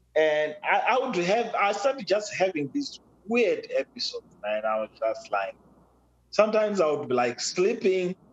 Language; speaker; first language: English; non-native, local second language; Shona